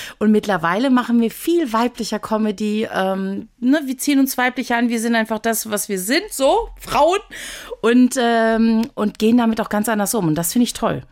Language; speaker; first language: German; early bilingual, other home language; Turkish